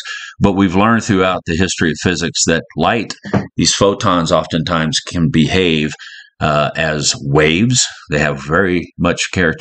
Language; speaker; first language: English; native; English